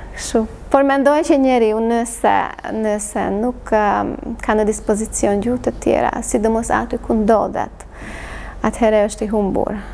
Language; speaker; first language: Albanian; non-native, fluent; Hungarian